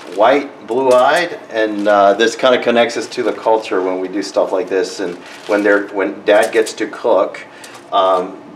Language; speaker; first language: English; early bilingual, other home language; Spanish